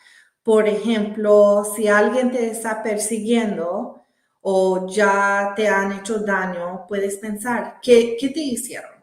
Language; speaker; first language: Spanish; early bilingual, heritage; Spanish